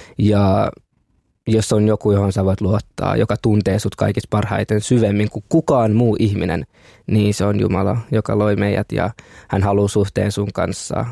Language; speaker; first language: Finnish; early bilingual, other home language; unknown